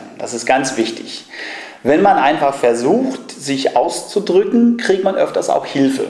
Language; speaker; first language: German; non-native, fluent; Danish